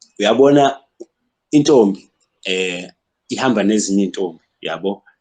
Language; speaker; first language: Zulu; native; Zulu